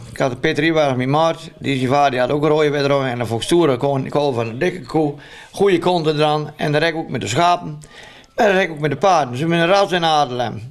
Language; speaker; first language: Dutch; native; Dutch